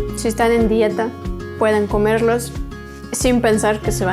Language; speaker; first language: Spanish; non-native, fluent; Ukrainian